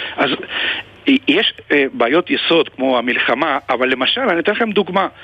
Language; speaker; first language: Hebrew; non-native, fluent; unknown